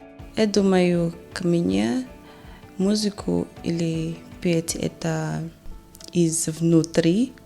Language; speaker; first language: Russian; non-native, learner; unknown